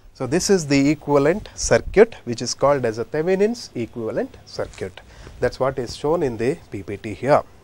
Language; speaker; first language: English; non-native, local second language; Kannada